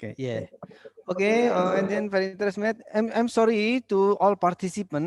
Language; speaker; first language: English; non-native, learner; Indonesian